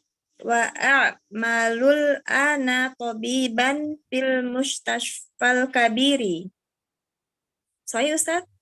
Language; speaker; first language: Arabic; non-native, learner; Indonesian